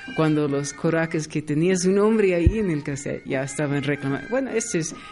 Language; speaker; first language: Spanish; non-native, fluent; English